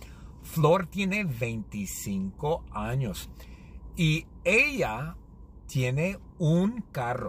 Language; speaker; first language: Spanish; non-native, learner; English